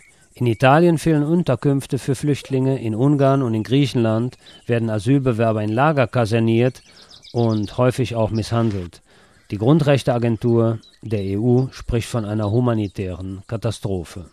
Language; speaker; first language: German; native; German